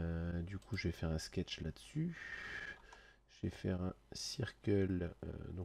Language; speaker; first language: French; native; French